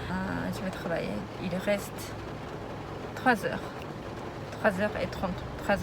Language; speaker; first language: French; non-native, learner; Japanese